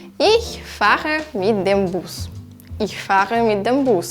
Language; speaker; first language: German; non-native, fluent; Ukrainian